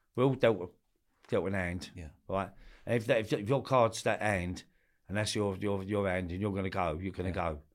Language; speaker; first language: English; native; English